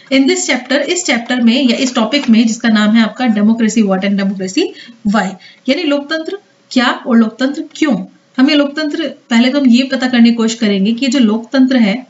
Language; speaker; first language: Hindi; native; Hindi